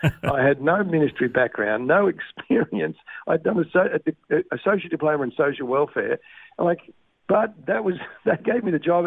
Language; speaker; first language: English; native; English